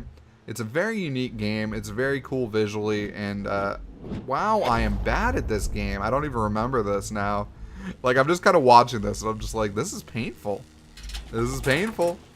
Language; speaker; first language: English; native; English